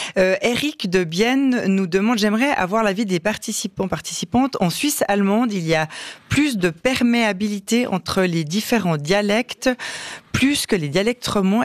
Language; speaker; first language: French; native; French